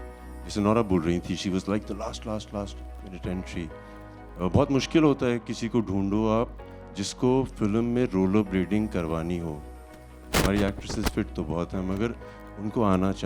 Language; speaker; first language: Hindi; native; Hindi